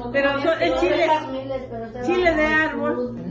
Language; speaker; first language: Spanish; native; Spanish